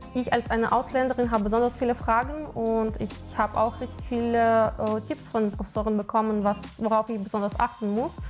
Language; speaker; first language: German; non-native, fluent; Ukrainian